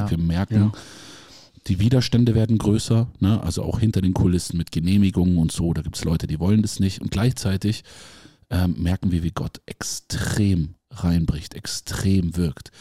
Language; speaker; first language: German; native; German